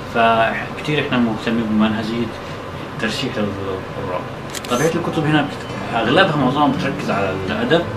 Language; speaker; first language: Arabic; native; Arabic